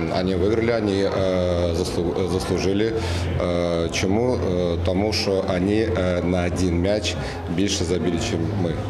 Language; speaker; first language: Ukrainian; non-native, learner; Russian